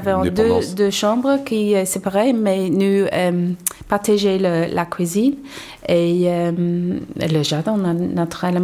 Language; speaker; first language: French; non-native, learner; English